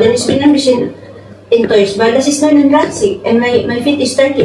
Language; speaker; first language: German; non-native, learner; Filipino